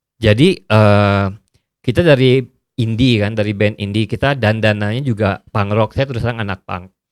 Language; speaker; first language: Indonesian; native; Indonesian